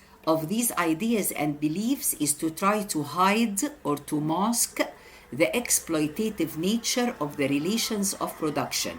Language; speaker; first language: English; non-native, fluent; Arabic